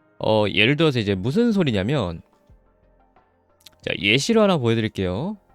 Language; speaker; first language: Korean; native; Korean